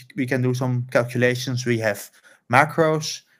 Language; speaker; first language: English; non-native, fluent; Dutch